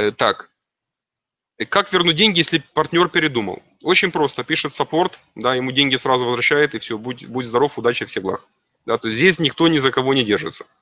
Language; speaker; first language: Russian; native; Russian